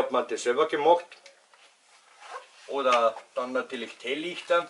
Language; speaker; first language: German; native; German